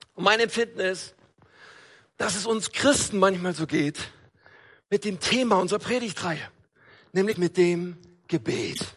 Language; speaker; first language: German; native; German